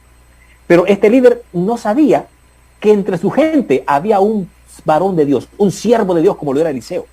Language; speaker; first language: Spanish; native; Spanish